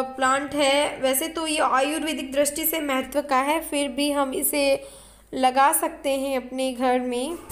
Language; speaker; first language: Hindi; native; Hindi